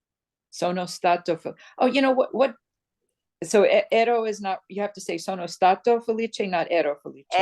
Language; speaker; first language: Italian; non-native, learner; English